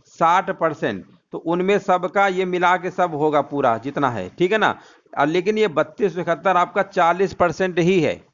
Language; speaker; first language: Hindi; native; Hindi